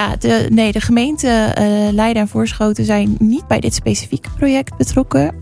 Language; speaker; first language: Dutch; native; Dutch